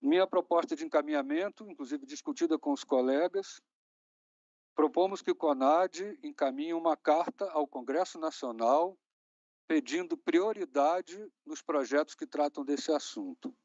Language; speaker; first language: Portuguese; native; Portuguese